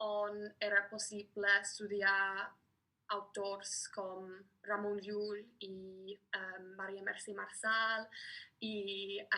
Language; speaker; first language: Catalan; non-native, fluent; English